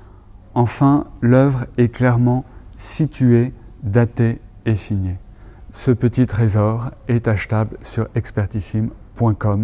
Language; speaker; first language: French; native; French